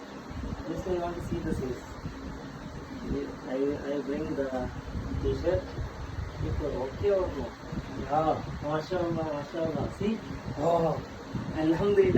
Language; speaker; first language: English; non-native, learner; Malayalam